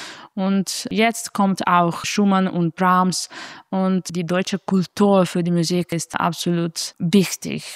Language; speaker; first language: German; non-native, fluent; Italian